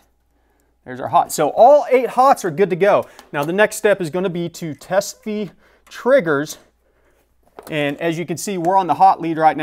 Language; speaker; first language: English; native; English